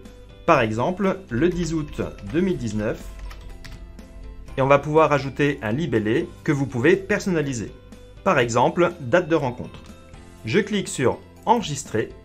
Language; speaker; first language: French; native; French